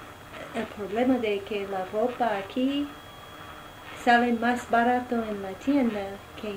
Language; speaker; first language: Spanish; non-native, fluent; English